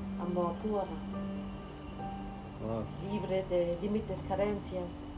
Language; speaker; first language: Spanish; non-native, learner; German